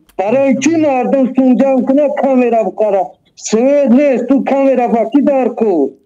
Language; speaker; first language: Tajik; native; Tajik